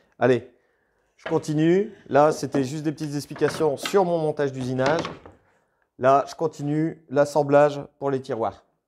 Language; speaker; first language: French; native; French